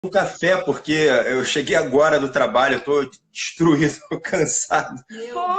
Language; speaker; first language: Portuguese; native; Portuguese